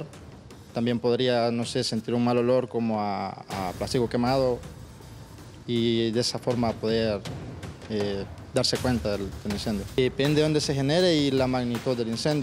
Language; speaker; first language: Spanish; native; Spanish